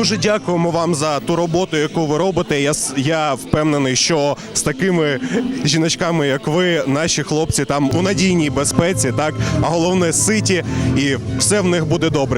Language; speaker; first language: Ukrainian; native; Ukrainian